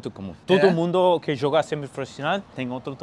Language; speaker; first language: Portuguese; non-native, fluent; English